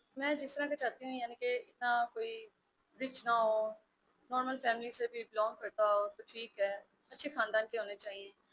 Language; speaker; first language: Urdu; native; Urdu